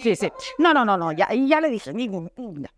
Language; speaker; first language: Spanish; early bilingual, other home language; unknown